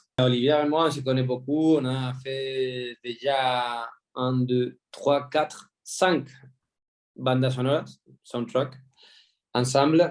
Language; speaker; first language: French; non-native, fluent; Spanish